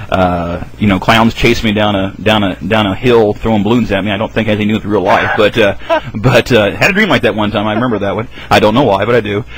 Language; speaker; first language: English; native; English